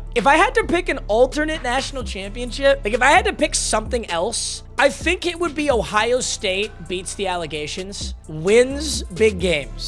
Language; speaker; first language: English; native; English